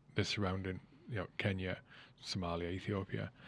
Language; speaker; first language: English; native; English